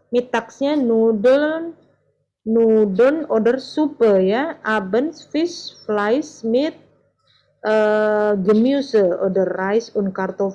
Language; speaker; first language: German; non-native, fluent; Indonesian